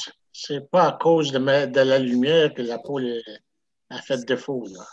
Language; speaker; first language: French; native; French